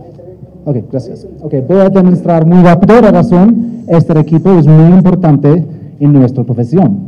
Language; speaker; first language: Spanish; non-native, learner; English